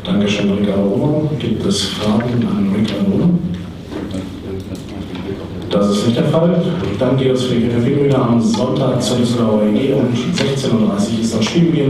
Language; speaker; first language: German; native; German